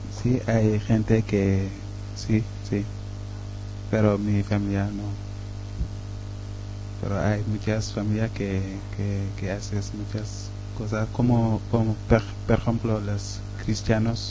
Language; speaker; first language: Spanish; non-native, learner; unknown